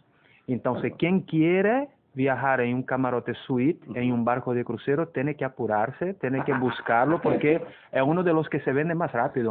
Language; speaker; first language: Spanish; non-native, fluent; Portuguese